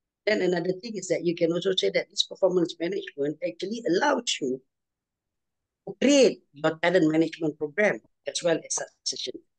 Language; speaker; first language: English; non-native, local second language; Malay